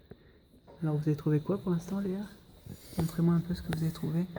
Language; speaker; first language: French; native; French